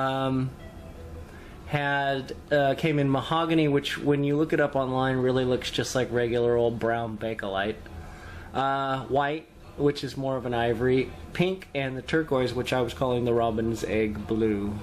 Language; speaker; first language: English; native; English